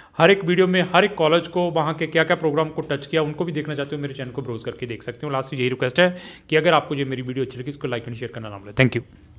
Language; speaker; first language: Hindi; non-native, local second language; Punjabi